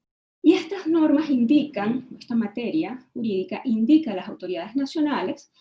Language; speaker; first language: Spanish; native; Spanish